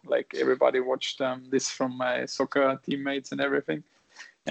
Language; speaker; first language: English; non-native, fluent; German